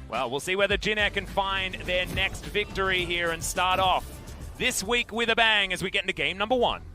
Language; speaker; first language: English; native; English